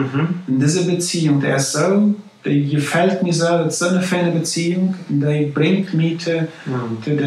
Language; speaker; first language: German; non-native, local second language; Plautdietsch